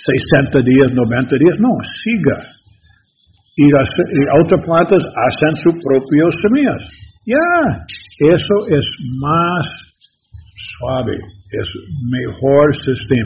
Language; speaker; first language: Spanish; non-native, learner; English